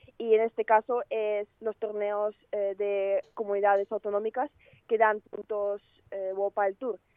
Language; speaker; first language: Spanish; non-native, fluent; Russian